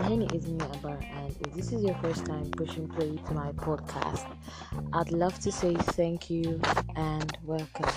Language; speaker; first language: English; non-native, local second language; Igbo